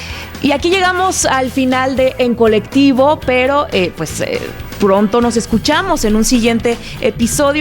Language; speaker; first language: Spanish; native; Spanish